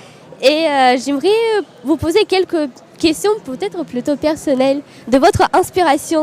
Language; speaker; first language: French; non-native, fluent; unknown